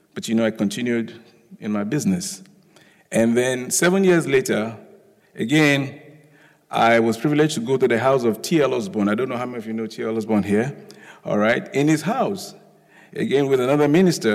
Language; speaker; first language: English; non-native, local second language; Yoruba